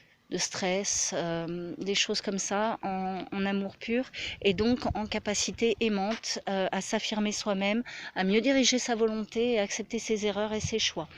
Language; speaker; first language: French; native; French